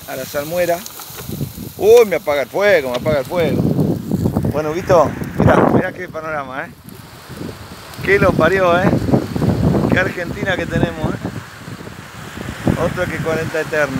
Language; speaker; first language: Spanish; native; Spanish